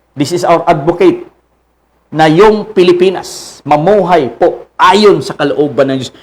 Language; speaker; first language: Filipino; non-native, local second language; Cebuano